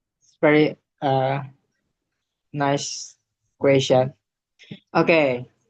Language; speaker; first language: English; non-native, learner; Indonesian